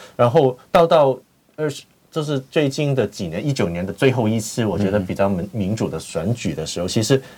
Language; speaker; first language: Chinese; non-native, fluent; Cantonese